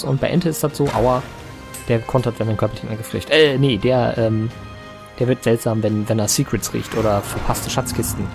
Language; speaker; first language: German; native; German